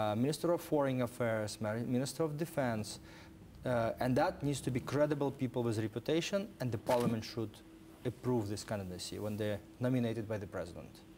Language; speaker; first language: English; non-native, fluent; Ukrainian